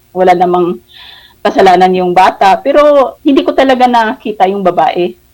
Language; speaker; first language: Filipino; non-native, local second language; Cebuano